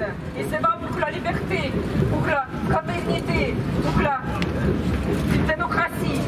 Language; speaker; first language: French; non-native, fluent; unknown